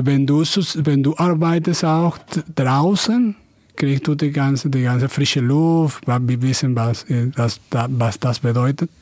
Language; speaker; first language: German; non-native, fluent; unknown